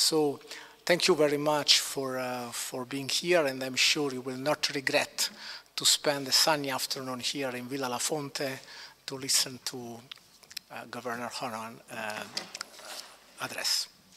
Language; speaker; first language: English; non-native, fluent; Italian